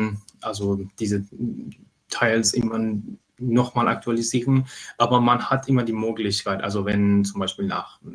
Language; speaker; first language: German; non-native, fluent; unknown